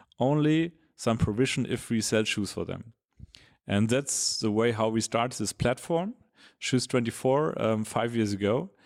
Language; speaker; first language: English; non-native, fluent; German